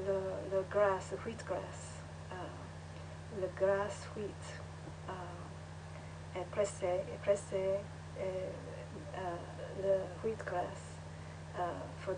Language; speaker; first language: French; non-native, learner; English